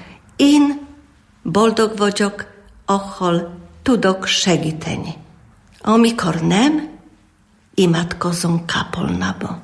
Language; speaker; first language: Hungarian; non-native, learner; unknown